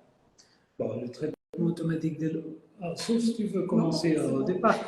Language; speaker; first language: French; non-native, fluent; Spanish